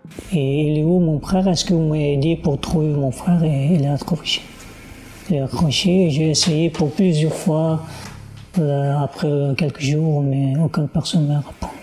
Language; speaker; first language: French; non-native, learner; Uyghur